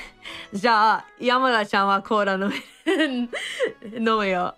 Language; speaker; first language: Japanese; non-native, fluent; English